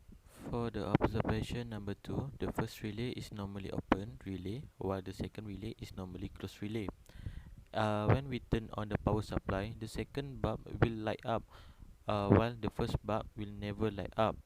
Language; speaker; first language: English; non-native, local second language; Malay